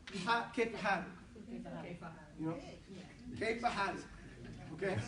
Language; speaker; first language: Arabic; non-native, fluent; English